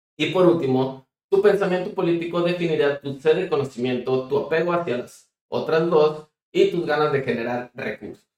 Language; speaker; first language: Spanish; native; Spanish